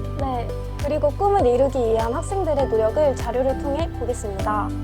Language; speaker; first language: Korean; native; Korean